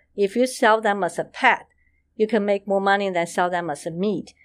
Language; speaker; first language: English; non-native, fluent; Chinese